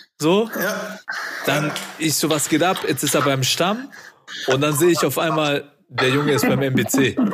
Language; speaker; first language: German; native; German